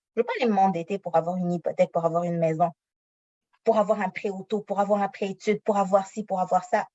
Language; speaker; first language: French; non-native, local second language; Arabic